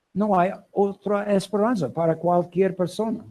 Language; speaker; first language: Spanish; non-native, learner; English